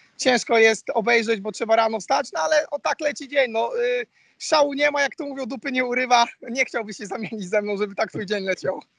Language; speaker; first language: Polish; native; Polish